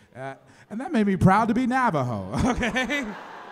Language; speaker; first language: English; native; English